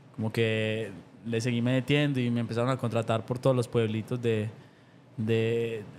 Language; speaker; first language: Spanish; native; Spanish